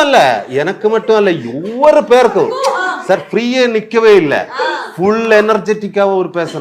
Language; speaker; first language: Tamil; non-native, learner; Malayalam